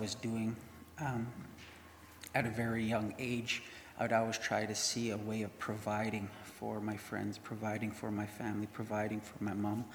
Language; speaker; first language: English; native; English